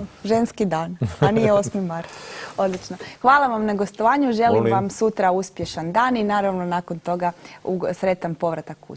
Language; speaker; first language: Croatian; native; Croatian